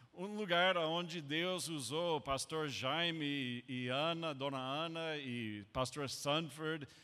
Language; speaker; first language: Portuguese; non-native, fluent; English